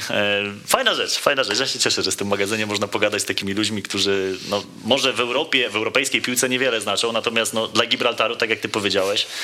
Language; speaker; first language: Polish; native; Polish